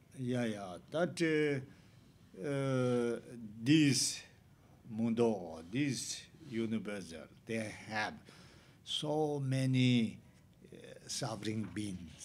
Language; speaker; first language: English; non-native, learner; Tibetan